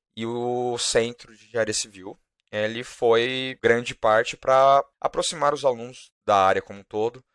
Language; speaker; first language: Portuguese; native; Portuguese